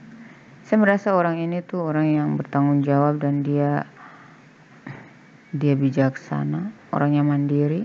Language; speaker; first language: Indonesian; native; Indonesian